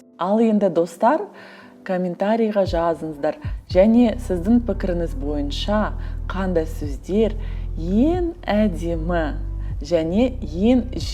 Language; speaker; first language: Kazakh; non-native, learner; Russian